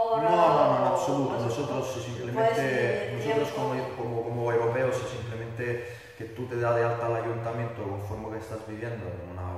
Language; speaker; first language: Spanish; non-native, fluent; Italian